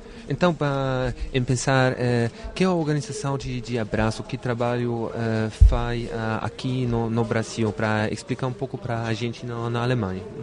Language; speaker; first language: Portuguese; non-native, fluent; German